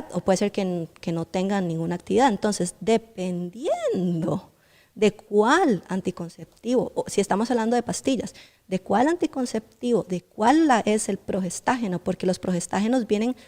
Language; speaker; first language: Spanish; native; Spanish